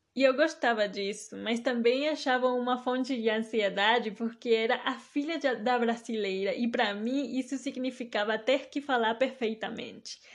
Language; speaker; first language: Portuguese; early bilingual, heritage; Portuguese